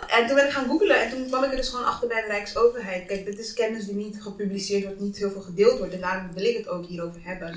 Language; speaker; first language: Dutch; early bilingual, other home language; Kinyarwanda